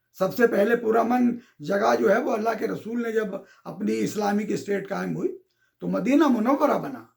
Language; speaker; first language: Urdu; native; Urdu